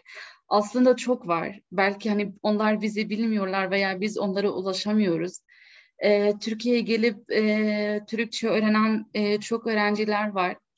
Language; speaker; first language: Turkish; non-native, fluent; Arabic